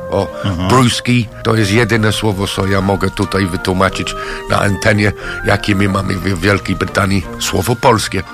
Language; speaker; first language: Polish; non-native, fluent; English